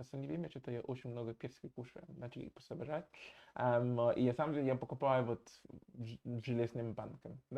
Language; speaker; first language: Russian; non-native, fluent; English